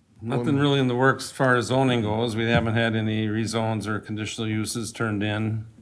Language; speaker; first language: English; native; English